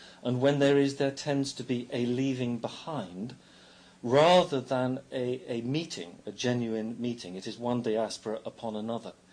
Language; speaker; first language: English; native; English